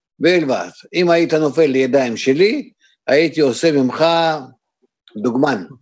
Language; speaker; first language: Hebrew; non-native, fluent; Russian